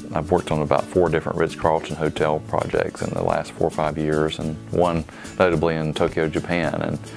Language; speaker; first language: English; native; English